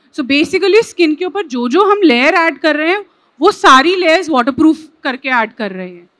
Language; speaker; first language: Hindi; native; Hindi